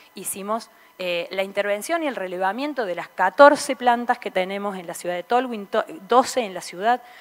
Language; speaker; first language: Spanish; native; Spanish